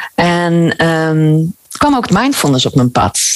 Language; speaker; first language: Dutch; native; Dutch